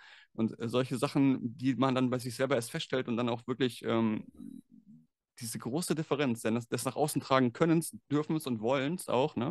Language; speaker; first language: German; native; German